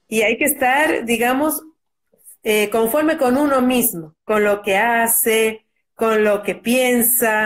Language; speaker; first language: Spanish; native; Spanish